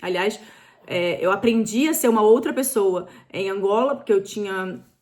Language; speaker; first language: Portuguese; native; Portuguese